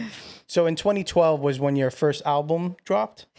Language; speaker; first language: English; native; English